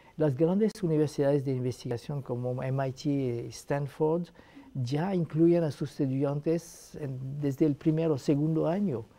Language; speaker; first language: Spanish; non-native, fluent; Arabic